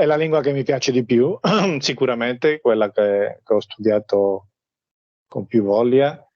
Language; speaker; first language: Italian; non-native, fluent; Spanish